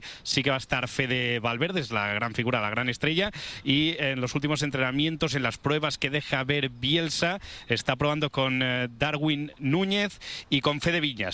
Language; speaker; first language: Spanish; native; Spanish